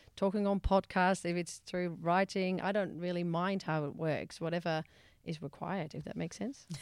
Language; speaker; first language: English; non-native, fluent; Dutch